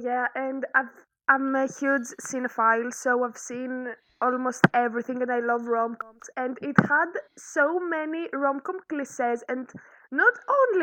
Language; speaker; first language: English; non-native, fluent; Greek